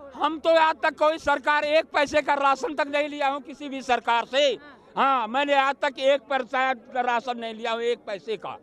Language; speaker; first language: Hindi; native; Hindi